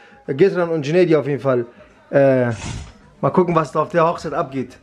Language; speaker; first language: German; early bilingual, other home language; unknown